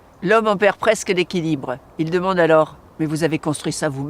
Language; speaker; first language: French; native; French